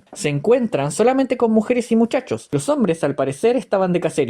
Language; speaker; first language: Spanish; native; Spanish